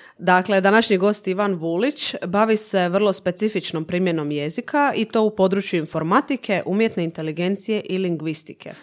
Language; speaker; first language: Croatian; native; Croatian